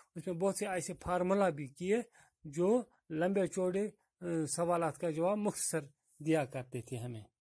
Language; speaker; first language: Urdu; non-native, local second language; Kashmiri